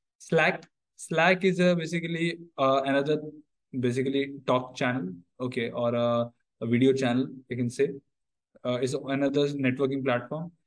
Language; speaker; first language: English; non-native, local second language; Odia